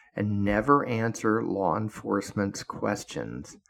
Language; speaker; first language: English; native; English